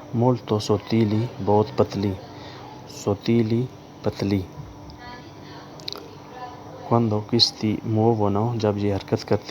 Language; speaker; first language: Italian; non-native, learner; Urdu